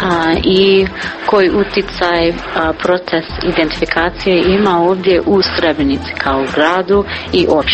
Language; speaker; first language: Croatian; non-native, learner; English